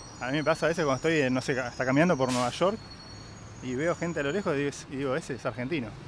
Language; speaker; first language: Spanish; native; Spanish